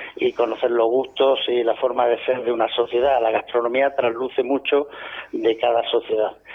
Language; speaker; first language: Spanish; native; Spanish